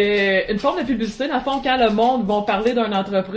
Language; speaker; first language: French; native; French